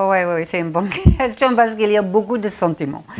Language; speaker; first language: French; non-native, fluent; English